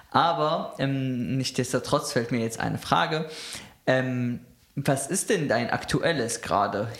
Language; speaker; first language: German; non-native, fluent; Arabic